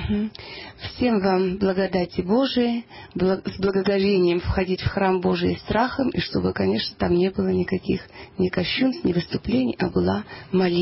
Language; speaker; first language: Russian; native; Russian